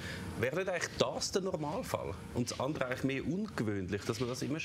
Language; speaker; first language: German; native; German